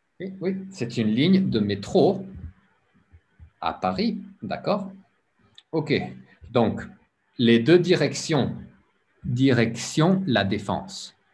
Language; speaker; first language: French; non-native, learner; English